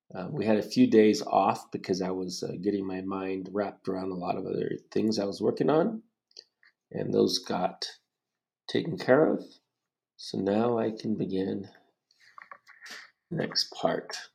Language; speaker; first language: English; native; English